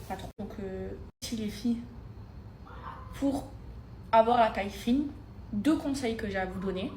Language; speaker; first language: French; native; French